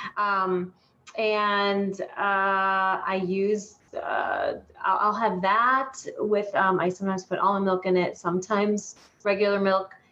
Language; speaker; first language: English; native; English